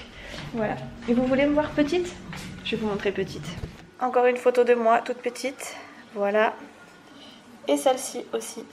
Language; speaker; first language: French; native; French